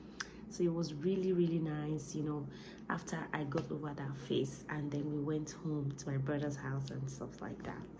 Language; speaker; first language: English; non-native, local second language; Yoruba